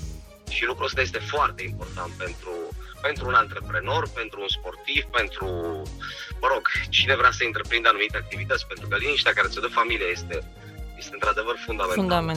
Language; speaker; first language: Romanian; native; Romanian